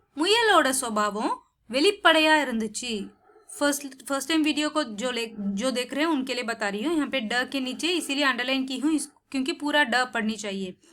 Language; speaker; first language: Hindi; non-native, local second language; Tamil